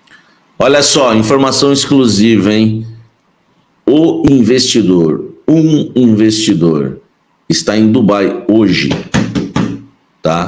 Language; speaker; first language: Portuguese; native; Portuguese